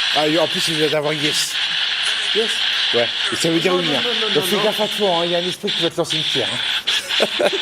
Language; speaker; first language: French; native; French